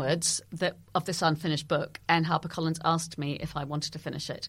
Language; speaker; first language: English; native; English